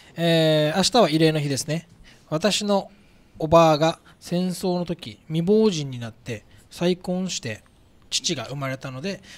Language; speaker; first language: Japanese; native; Japanese